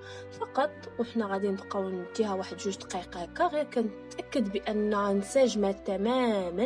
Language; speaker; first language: Arabic; native; Arabic